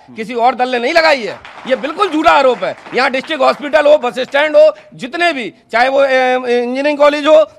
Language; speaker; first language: Hindi; native; Hindi